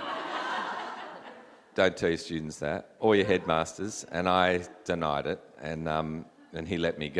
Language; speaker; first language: English; native; English